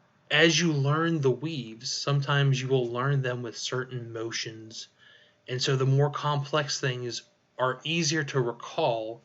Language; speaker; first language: English; native; English